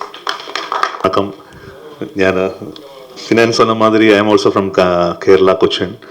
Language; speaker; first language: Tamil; non-native, learner; Malayalam